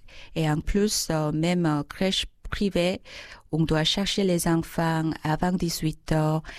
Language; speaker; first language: French; non-native, fluent; Korean